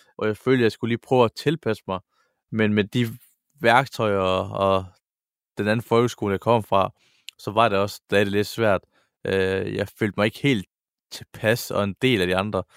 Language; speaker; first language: Danish; early bilingual, other home language; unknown